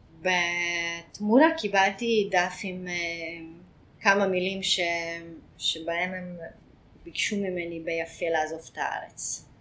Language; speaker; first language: Hebrew; non-native, fluent; Hungarian